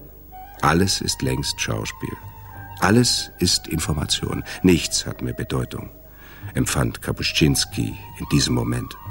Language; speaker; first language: German; native; German